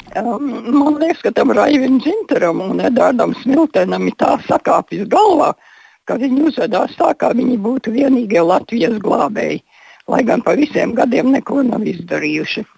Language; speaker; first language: Latvian; non-native, local second language; Russian